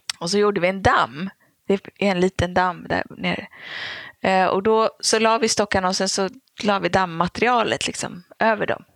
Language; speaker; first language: Swedish; native; Swedish